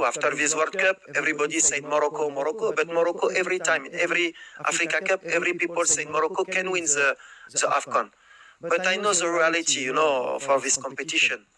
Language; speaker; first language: English; non-native, learner; French